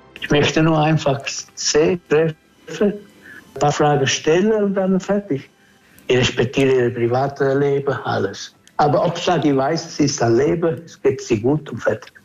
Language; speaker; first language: German; non-native, fluent; Italian